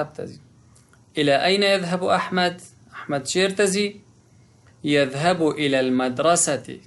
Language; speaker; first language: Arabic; non-native, fluent; Pashto